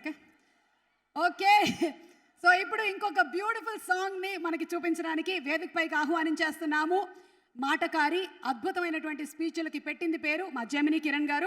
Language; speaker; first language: Telugu; native; Telugu